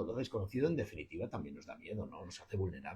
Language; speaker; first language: Spanish; native; Spanish